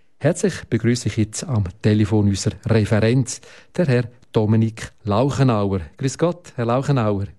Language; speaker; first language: German; native; German